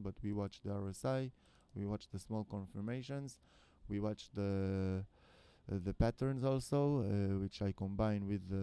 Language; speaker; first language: English; non-native, fluent; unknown